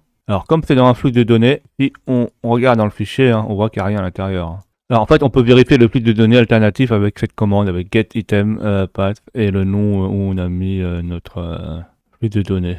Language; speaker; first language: French; native; French